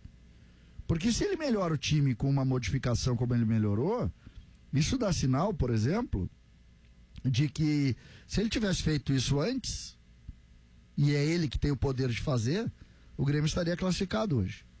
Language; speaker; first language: Portuguese; native; Portuguese